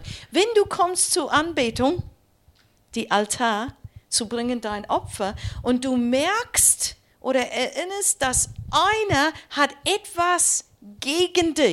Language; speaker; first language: German; non-native, learner; English